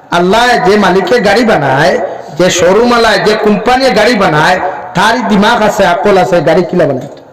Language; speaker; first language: Bangla; native; Bangla